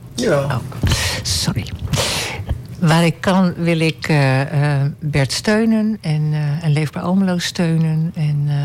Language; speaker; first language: Dutch; native; Dutch